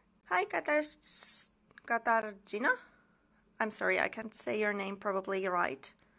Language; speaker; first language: English; non-native, fluent; Finnish